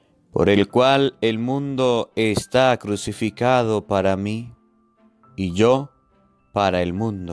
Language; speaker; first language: Spanish; native; Spanish